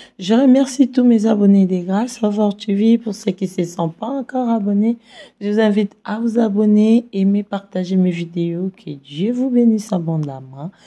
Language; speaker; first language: French; non-native, local second language; Lingala